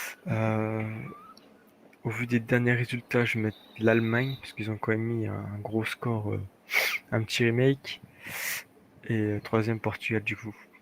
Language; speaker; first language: French; native; French